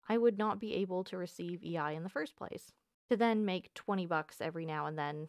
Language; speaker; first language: English; native; English